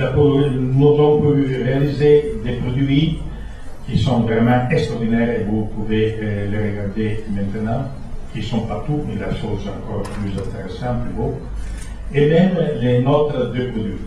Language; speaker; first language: French; non-native, fluent; Italian